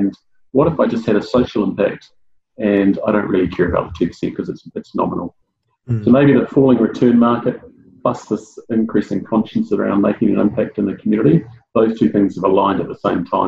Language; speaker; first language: English; native; English